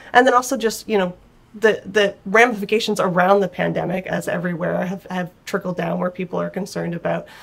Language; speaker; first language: English; native; English